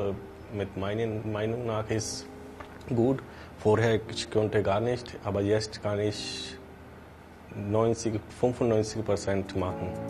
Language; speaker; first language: German; non-native, learner; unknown